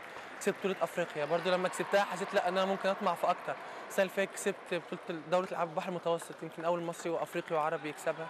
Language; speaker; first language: Arabic; native; Arabic